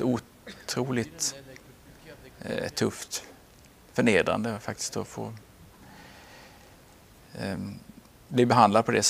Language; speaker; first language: Swedish; native; Swedish